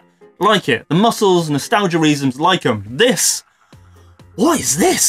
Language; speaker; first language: English; native; English